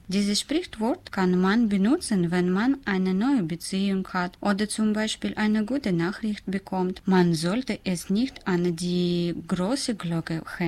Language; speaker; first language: German; non-native, learner; Russian